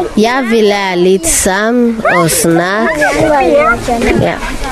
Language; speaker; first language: Danish; non-native, local second language; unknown